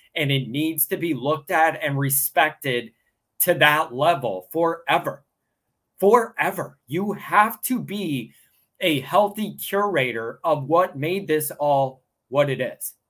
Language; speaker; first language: English; native; English